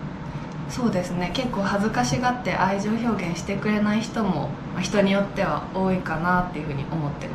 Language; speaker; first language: Japanese; native; Japanese